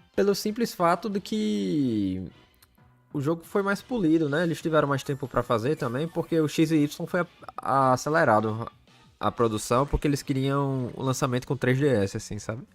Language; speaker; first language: Portuguese; early bilingual, other home language; English